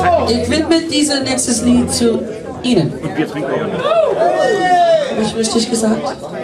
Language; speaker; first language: German; non-native, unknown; English